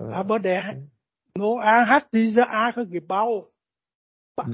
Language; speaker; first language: German; non-native, learner; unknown